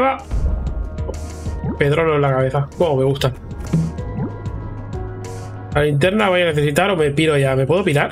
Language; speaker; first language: Spanish; native; Spanish